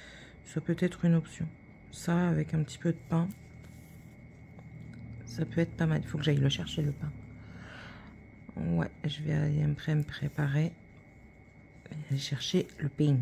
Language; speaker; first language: French; native; French